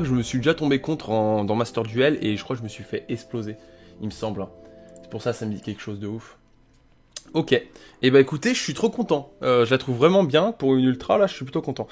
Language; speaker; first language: French; native; French